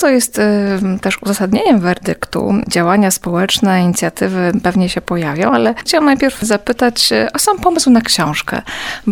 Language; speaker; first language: Polish; native; Polish